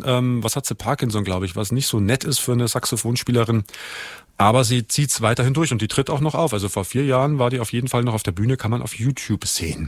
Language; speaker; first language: German; native; German